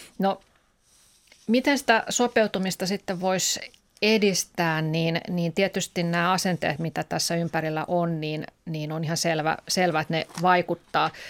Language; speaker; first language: Finnish; native; Finnish